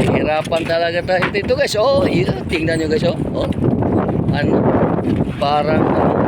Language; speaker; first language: Filipino; non-native, local second language; Cebuano